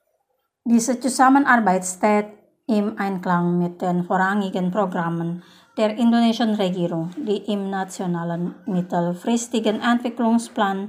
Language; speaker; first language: German; non-native, fluent; Indonesian